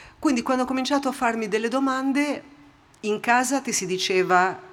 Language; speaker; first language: Italian; non-native, local second language; Albanian